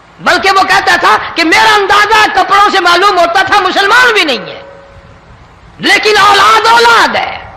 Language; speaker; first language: Urdu; non-native, local second language; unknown